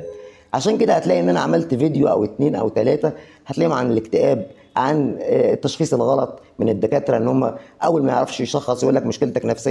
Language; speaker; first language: Arabic; native; Arabic